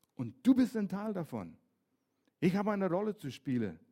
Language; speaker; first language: German; non-native, fluent; English